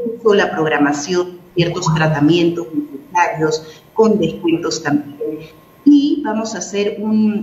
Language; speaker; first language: Spanish; native; Spanish